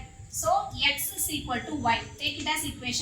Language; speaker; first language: English; non-native, local second language; Tamil